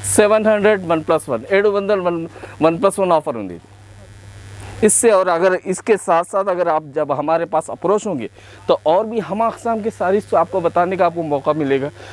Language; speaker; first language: Hindi; non-native, local second language; Urdu